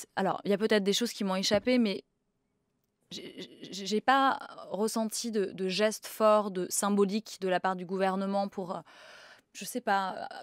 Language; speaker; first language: French; native; French